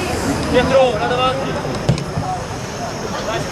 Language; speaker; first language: Italian; native; Italian